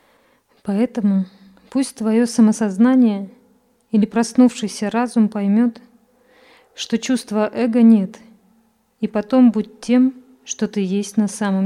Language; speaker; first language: Russian; native; Russian